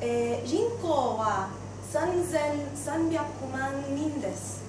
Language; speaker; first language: Japanese; non-native, learner; Spanish